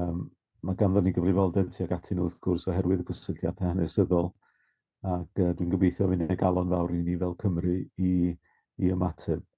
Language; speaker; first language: Welsh; native; Welsh